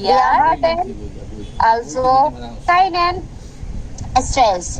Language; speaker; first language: German; non-native, learner; Bangla